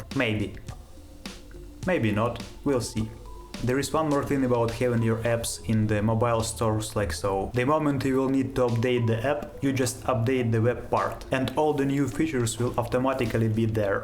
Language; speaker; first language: English; non-native, fluent; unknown